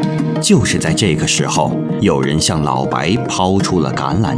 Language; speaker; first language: Chinese; native; Chinese